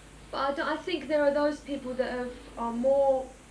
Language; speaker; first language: English; early bilingual, other home language; Greek